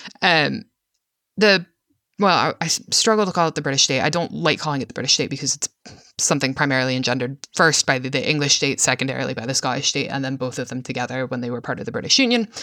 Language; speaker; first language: English; native; English